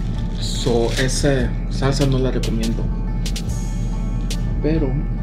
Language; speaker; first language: Spanish; early bilingual, other home language; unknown